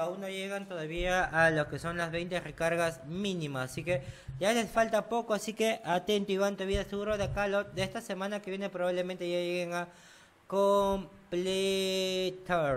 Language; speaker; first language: Spanish; native; Spanish